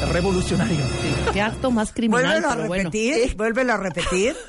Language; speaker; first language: Spanish; non-native, fluent; English